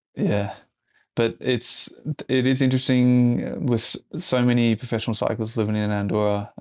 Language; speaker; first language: English; native; English